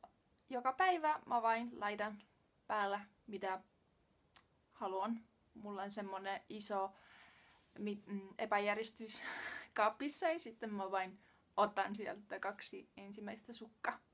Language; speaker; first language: Finnish; non-native, learner; Estonian